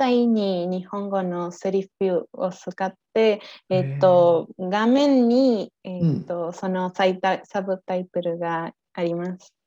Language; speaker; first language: Japanese; non-native, learner; Spanish